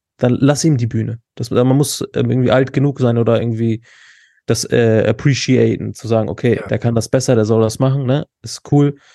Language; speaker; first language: German; early bilingual, other home language; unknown